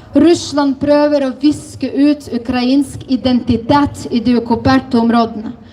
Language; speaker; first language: Norwegian; non-native, fluent; Ukrainian